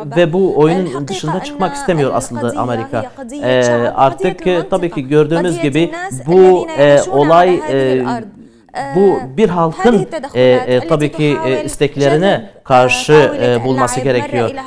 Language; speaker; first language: Turkish; non-native, learner; Arabic